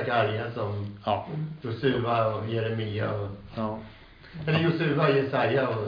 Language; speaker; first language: Swedish; native; Swedish